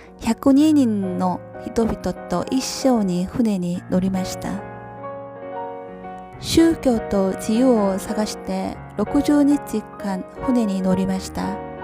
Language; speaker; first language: Japanese; non-native, learner; Korean